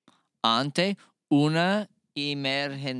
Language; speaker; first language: Spanish; non-native, learner; English